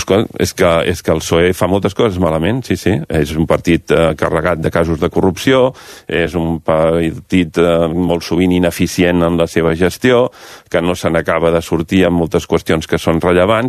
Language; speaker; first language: Catalan; native; Catalan